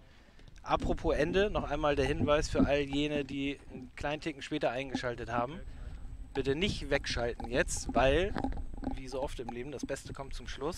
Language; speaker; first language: German; native; German